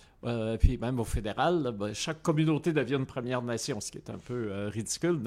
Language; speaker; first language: French; native; French